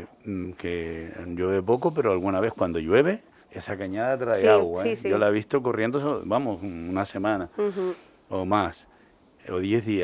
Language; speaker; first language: Spanish; native; Spanish